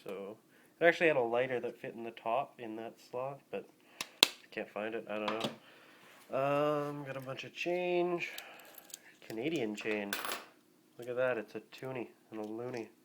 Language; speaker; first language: English; native; English